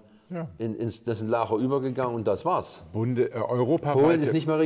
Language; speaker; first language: German; native; German